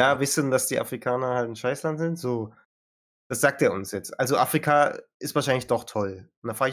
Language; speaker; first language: German; native; German